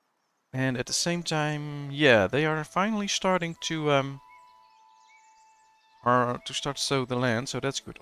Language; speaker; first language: English; non-native, fluent; Dutch